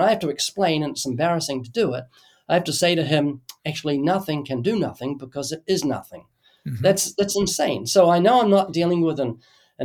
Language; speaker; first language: English; native; English